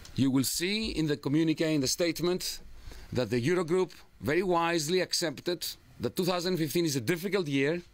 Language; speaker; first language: English; non-native, fluent; Greek